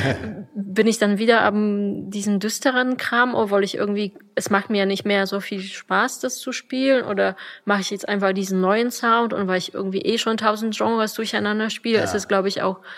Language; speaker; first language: German; non-native, fluent; Polish